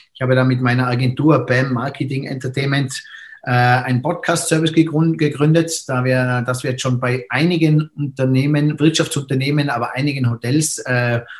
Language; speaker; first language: German; native; German